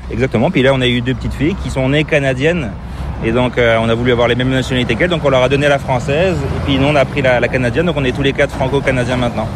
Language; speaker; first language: French; native; French